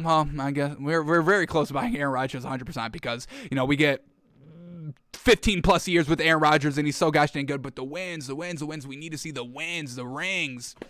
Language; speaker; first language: English; native; English